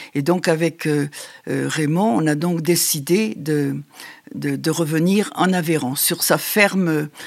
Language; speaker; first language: French; native; French